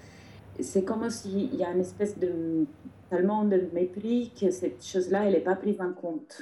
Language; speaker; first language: French; non-native, fluent; Italian